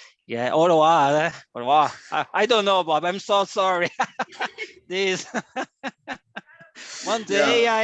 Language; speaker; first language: English; non-native, learner; Portuguese